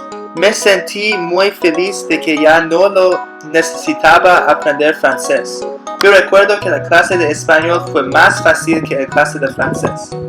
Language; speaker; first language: Spanish; non-native, learner; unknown